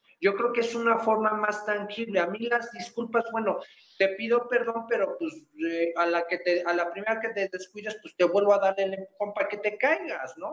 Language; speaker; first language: Spanish; native; Spanish